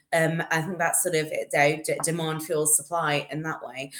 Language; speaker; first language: English; native; English